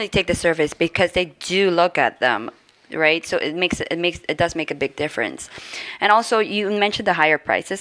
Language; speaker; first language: English; non-native, fluent; Dutch